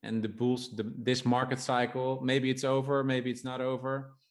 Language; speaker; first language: English; non-native, fluent; Dutch